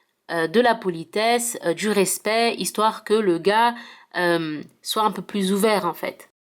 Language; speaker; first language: French; early bilingual, heritage; French